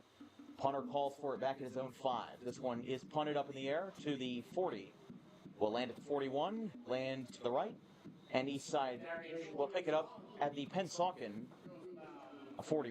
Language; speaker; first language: English; native; English